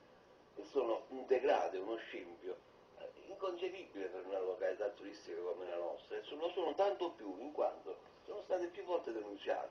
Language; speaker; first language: Italian; native; Italian